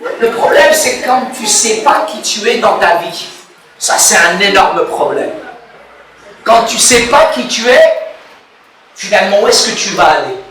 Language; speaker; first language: French; early bilingual, other home language; Arabic